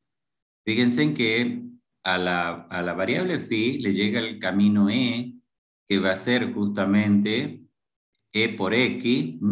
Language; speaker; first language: Spanish; native; Spanish